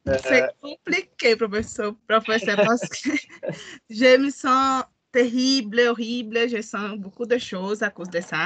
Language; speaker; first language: French; non-native, learner; Portuguese